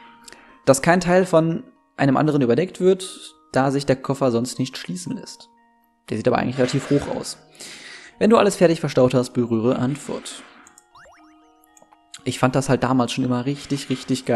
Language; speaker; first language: German; native; German